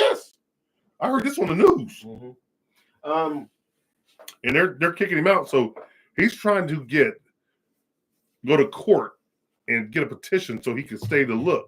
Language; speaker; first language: English; native; English